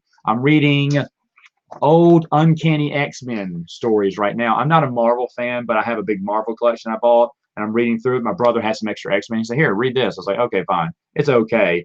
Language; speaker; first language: English; native; English